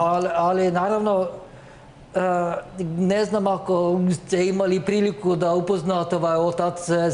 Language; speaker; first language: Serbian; non-native, learner; Norwegian